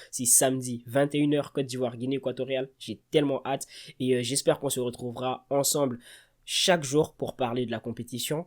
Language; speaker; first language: French; early bilingual, other home language; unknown